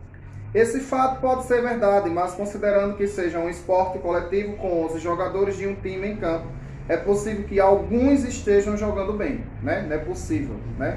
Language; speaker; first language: Portuguese; native; Portuguese